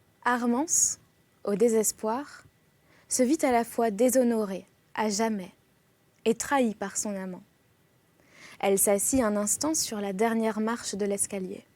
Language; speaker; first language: French; native; French